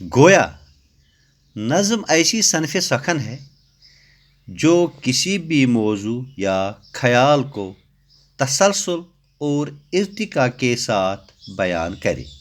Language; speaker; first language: Urdu; native; Urdu